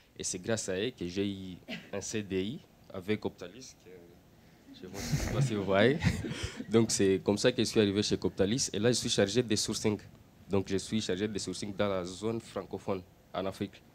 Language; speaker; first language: French; non-native, local second language; Swahili